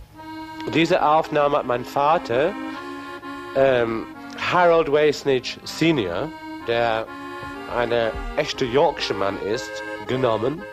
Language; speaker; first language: German; non-native, fluent; English